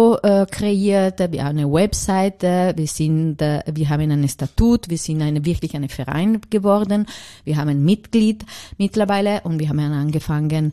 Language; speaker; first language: German; non-native, learner; Italian